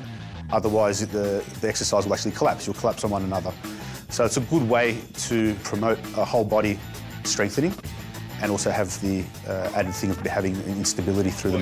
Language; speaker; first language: English; native; English